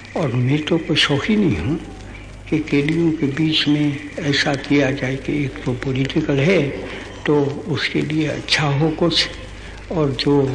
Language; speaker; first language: Hindi; non-native, local second language; Gujarati